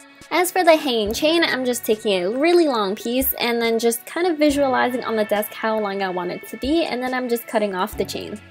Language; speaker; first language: English; native; English